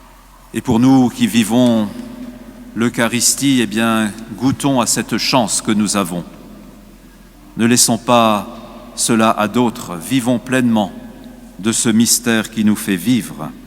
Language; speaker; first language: French; native; French